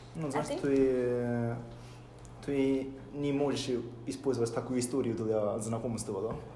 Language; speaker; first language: Russian; non-native, fluent; Japanese